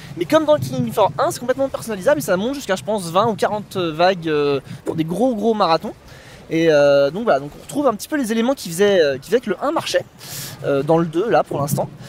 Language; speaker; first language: French; native; French